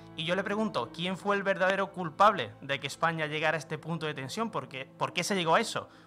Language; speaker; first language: Spanish; native; Spanish